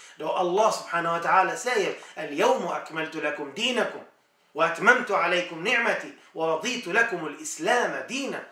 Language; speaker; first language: Swedish; non-native, fluent; Arabic